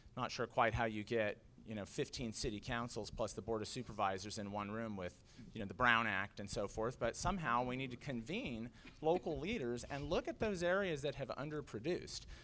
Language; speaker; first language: English; native; English